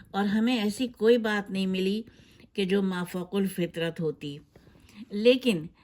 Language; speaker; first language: Urdu; native; Urdu